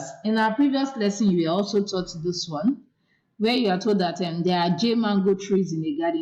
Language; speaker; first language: English; non-native, local second language; Yoruba